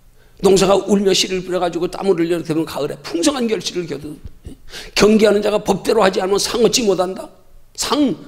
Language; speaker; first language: Korean; native; Korean